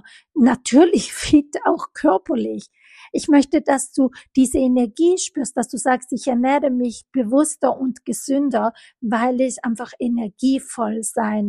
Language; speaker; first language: German; non-native, fluent; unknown